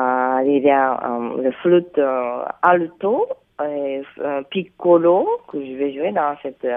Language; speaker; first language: French; non-native, fluent; Japanese